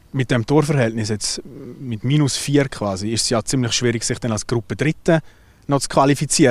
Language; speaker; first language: German; native; German